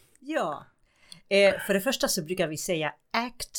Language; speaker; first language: Swedish; non-native, fluent; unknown